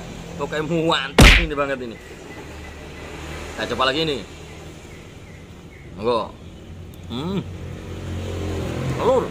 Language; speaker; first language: Indonesian; non-native, local second language; Javanese